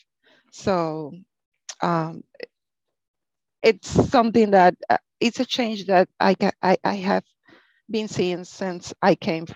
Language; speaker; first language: English; non-native, fluent; Spanish